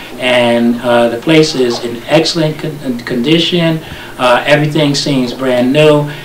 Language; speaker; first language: English; native; English